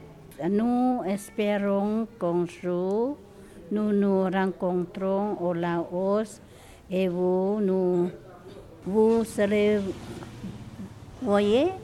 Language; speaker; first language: French; non-native, learner; Lao